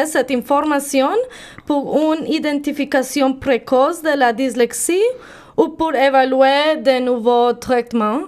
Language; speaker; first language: French; non-native, learner; Spanish